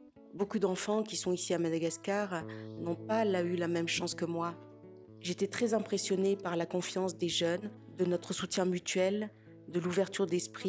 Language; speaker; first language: French; early bilingual, other home language; Malagasy